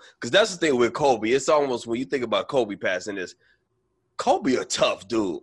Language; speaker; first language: English; native; English